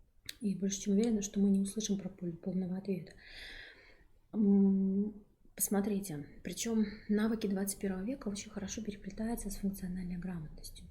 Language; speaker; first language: Russian; native; Russian